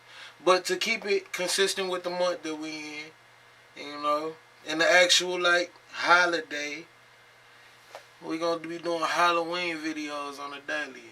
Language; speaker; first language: English; native; English